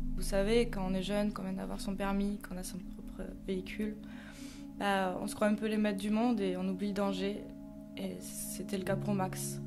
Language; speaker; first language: French; native; French